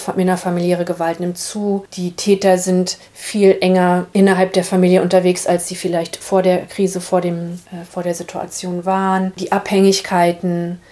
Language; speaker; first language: German; native; German